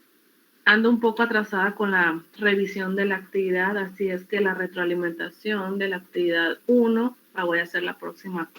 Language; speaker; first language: Spanish; native; Spanish